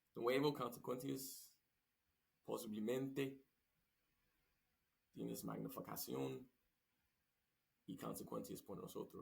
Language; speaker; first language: Spanish; non-native, learner; English